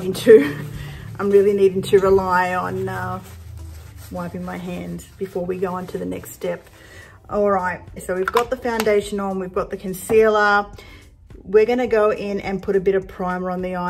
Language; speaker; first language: English; native; English